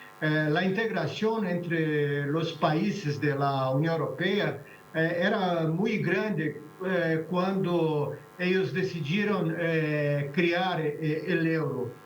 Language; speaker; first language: Spanish; non-native, fluent; Portuguese